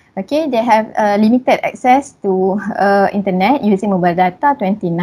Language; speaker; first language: English; non-native, local second language; Malay